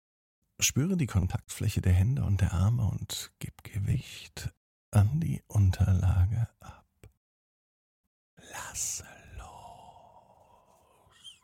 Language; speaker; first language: German; native; German